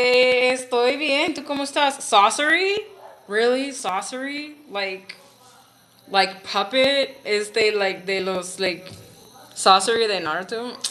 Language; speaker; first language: Spanish; non-native, learner; English